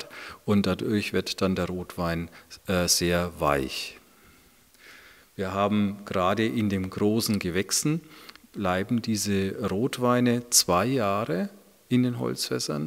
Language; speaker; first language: German; native; German